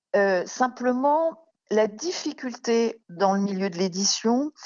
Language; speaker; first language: French; native; French